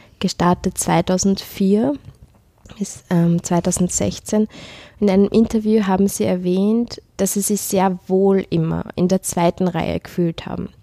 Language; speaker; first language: German; native; German